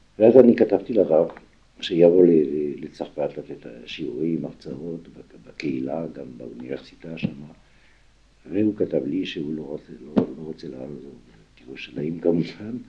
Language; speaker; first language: Hebrew; non-native, fluent; French